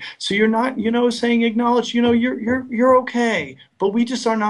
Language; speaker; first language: English; native; English